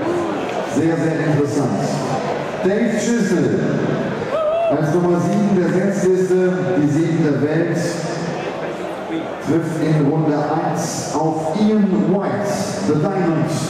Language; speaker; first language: German; native; German